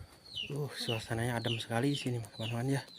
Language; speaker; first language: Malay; non-native, local second language; Sundanese